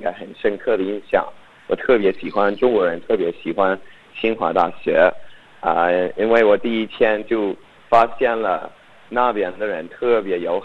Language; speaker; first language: Chinese; non-native, learner; English